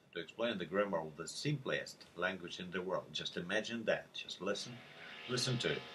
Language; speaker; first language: English; non-native, fluent; Russian